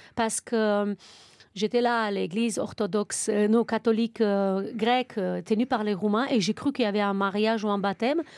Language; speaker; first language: French; non-native, fluent; Romanian